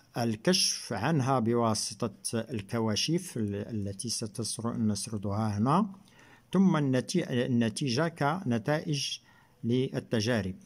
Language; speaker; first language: Arabic; native; Arabic